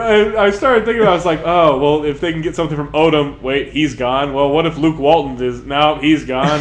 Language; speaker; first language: English; native; English